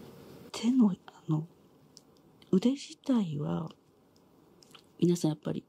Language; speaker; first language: Japanese; native; Japanese